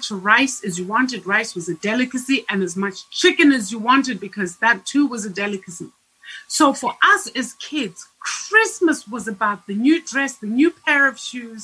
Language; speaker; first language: English; non-native, local second language; Shona